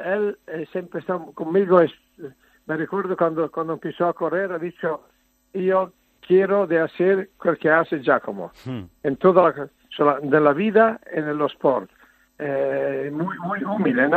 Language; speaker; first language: Spanish; non-native, learner; Italian